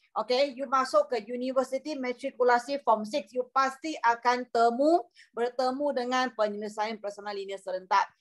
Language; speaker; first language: Malay; non-native, local second language; Chinese